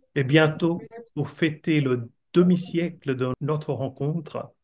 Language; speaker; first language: French; non-native, fluent; Bangla